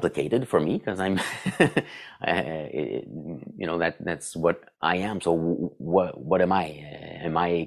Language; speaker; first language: English; non-native, fluent; French